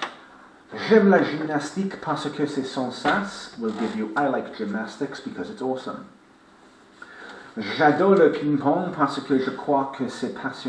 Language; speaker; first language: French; non-native, fluent; English